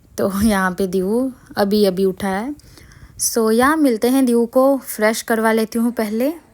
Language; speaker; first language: Hindi; native; Hindi